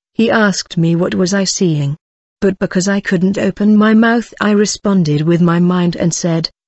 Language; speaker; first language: English; non-native, local second language; Zulu